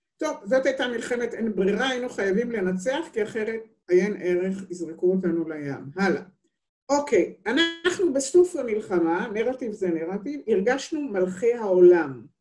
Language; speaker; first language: Hebrew; native; Hebrew